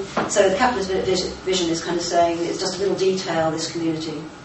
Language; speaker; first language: English; native; English